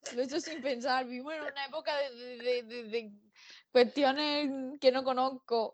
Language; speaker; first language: Spanish; native; Spanish